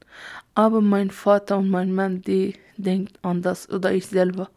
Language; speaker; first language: German; non-native, learner; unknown